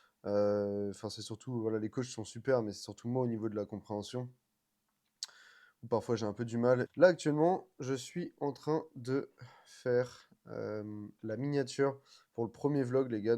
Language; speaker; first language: French; native; French